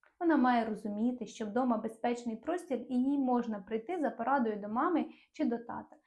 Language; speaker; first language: Ukrainian; non-native, local second language; Russian